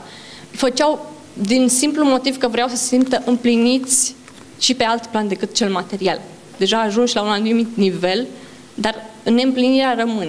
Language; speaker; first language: Romanian; native; Romanian